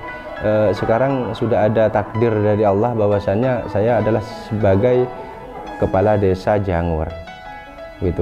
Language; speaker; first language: Indonesian; non-native, local second language; Madurese